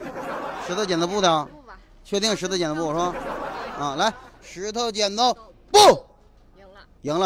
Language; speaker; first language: Chinese; native; Chinese